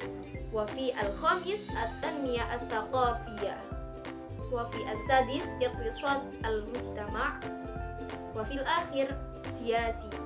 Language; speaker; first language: Arabic; non-native, learner; Indonesian